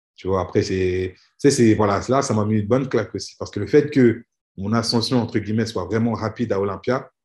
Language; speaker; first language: French; native; French